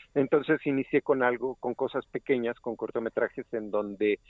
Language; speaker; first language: Spanish; native; Spanish